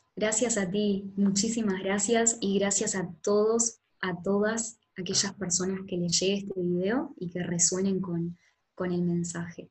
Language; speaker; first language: Spanish; native; Spanish